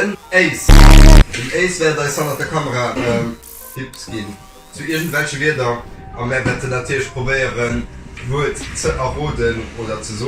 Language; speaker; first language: German; non-native, local second language; Luxembourgish